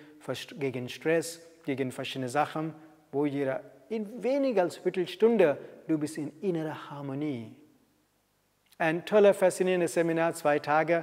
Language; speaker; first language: German; non-native, fluent; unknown